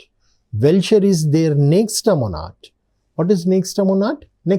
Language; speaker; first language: German; non-native, learner; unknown